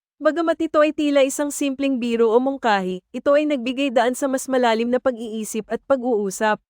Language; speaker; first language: Filipino; native; Filipino